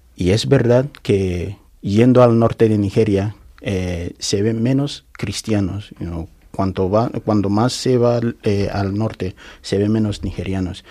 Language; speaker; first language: Spanish; non-native, fluent; Igbo